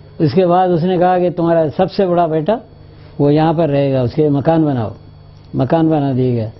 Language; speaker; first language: Urdu; native; Urdu